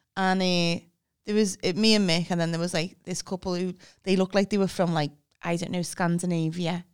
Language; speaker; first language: English; native; English